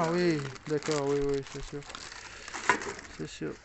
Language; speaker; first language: French; non-native, learner; Russian